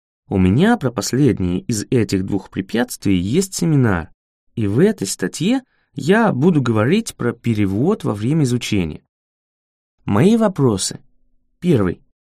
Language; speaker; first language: Russian; non-native, fluent; English